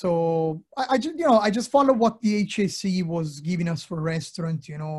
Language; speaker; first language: English; non-native, fluent; Italian